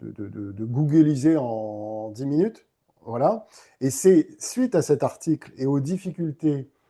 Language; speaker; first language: French; native; French